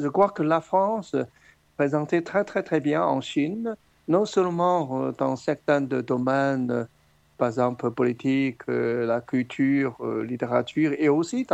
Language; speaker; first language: French; non-native, fluent; Chinese